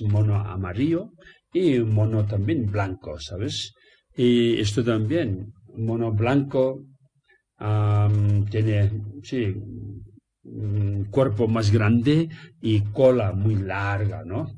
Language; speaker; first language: Spanish; non-native, learner; Tibetan